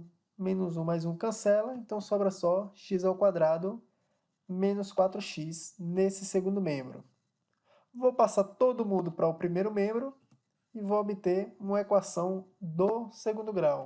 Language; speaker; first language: Portuguese; native; Portuguese